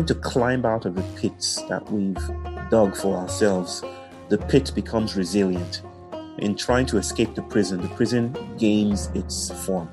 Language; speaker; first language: English; non-native, local second language; Yoruba